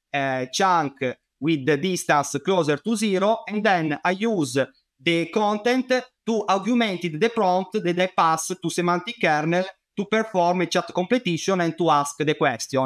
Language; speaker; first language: English; non-native, fluent; Italian